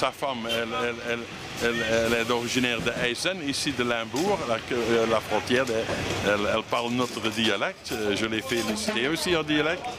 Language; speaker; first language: French; non-native, fluent; Dutch